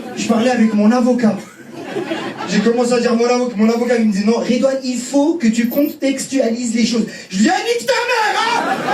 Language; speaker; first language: French; early bilingual, other home language; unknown